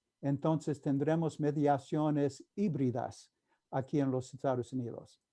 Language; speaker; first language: Spanish; non-native, fluent; English